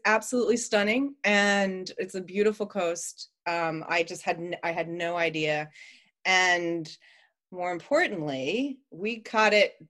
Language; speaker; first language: English; native; English